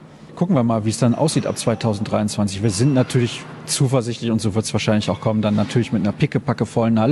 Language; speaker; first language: German; native; German